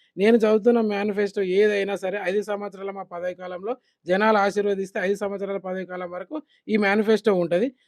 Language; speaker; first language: Telugu; native; Telugu